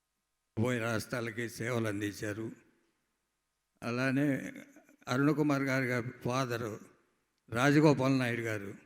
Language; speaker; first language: Telugu; native; Telugu